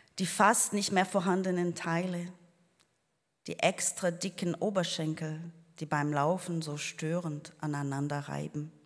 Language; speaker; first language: German; non-native, fluent; Portuguese